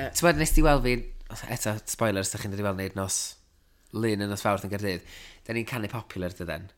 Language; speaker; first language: Welsh; native; Welsh